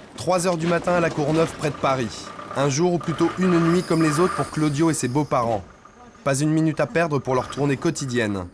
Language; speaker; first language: French; native; French